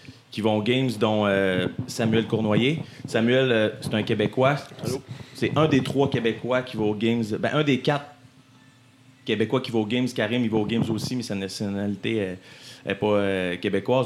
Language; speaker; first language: French; native; French